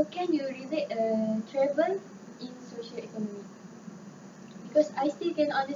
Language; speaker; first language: English; non-native, learner; Malay